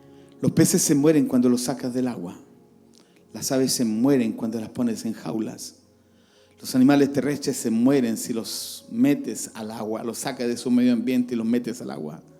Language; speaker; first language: Spanish; native; Spanish